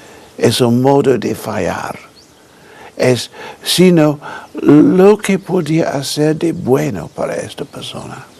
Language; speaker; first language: Spanish; non-native, fluent; English